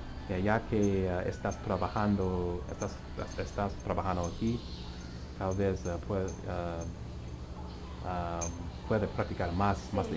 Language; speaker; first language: Spanish; non-native, learner; English